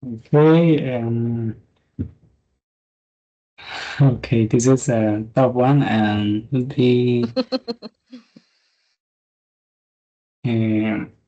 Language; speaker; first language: English; non-native, fluent; Spanish